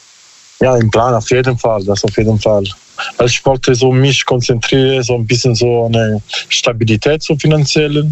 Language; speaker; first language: German; non-native, learner; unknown